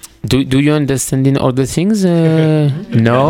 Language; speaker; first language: English; non-native, learner; French